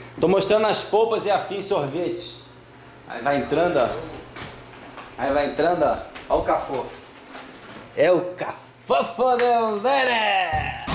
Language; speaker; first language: Portuguese; native; Portuguese